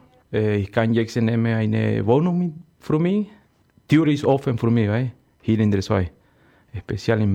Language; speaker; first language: German; non-native, learner; Spanish